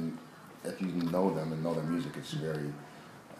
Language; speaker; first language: English; native; English